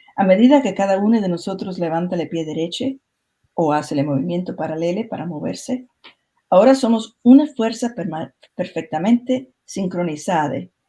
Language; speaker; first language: Spanish; early bilingual, other home language; English